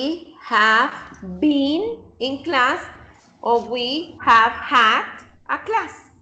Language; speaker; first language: English; non-native, fluent; Spanish